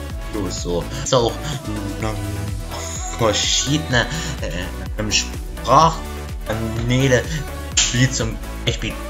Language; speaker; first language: German; native; German